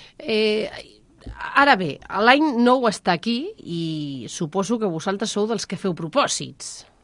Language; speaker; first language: Catalan; native; Catalan